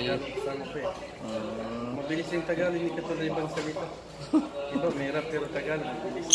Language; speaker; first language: Filipino; non-native, learner; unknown